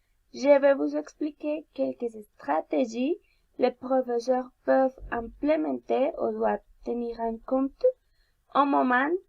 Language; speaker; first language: French; non-native, learner; Spanish